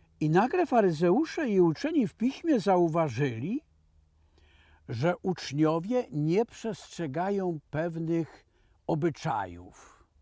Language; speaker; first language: Polish; native; Polish